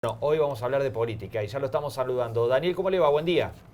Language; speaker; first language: Spanish; native; Spanish